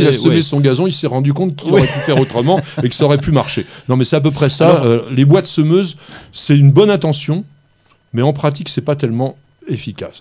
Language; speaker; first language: French; native; French